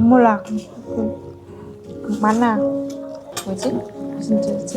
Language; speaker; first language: Korean; non-native, learner; Vietnamese